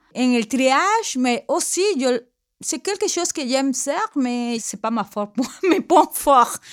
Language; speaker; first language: French; non-native, learner; Spanish